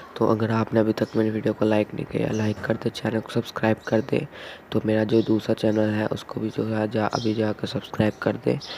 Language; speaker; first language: Urdu; non-native, local second language; Punjabi